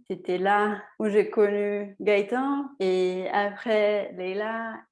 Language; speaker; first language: French; non-native, fluent; Portuguese